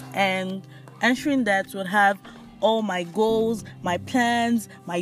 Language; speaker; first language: English; non-native, local second language; Yoruba